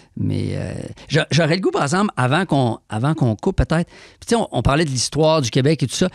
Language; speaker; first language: French; native; French